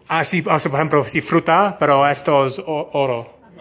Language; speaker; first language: Spanish; non-native, learner; English